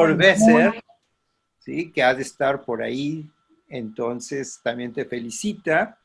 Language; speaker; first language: Spanish; native; Spanish